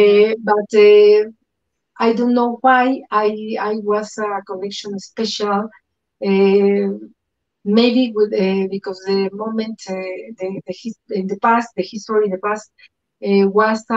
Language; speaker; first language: English; non-native, learner; Spanish